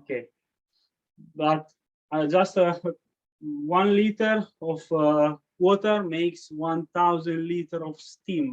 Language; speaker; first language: English; non-native, learner; Italian